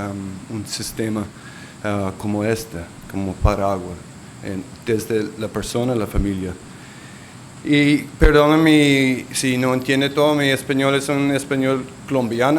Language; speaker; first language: Spanish; non-native, local second language; English